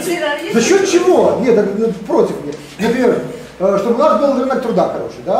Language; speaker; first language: Russian; native; Russian